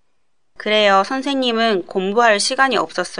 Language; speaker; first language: Korean; non-native, learner; Japanese